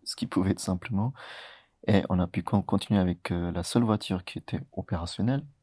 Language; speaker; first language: French; early bilingual, other home language; Tigrinya